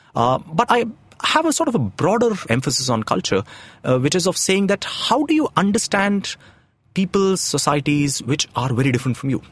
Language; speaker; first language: English; non-native, local second language; Tamil